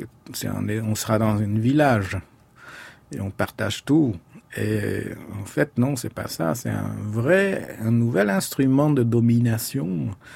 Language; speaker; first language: French; non-native, fluent; Khmer